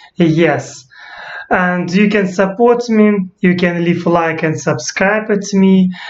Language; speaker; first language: English; non-native, learner; Russian